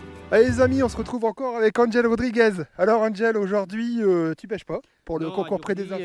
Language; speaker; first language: French; native; French